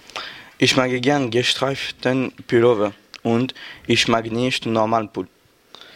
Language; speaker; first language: German; non-native, learner; French